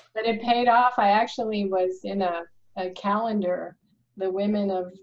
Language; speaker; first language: English; native; English